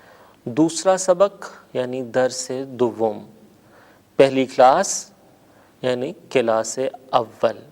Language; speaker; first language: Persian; non-native, fluent; Urdu